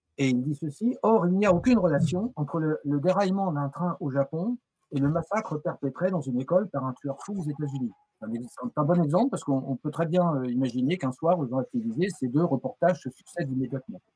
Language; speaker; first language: French; native; French